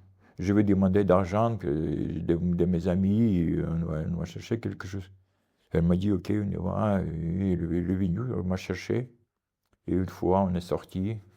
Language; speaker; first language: French; non-native, learner; Ukrainian